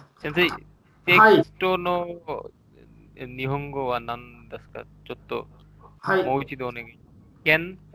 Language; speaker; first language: Japanese; non-native, learner; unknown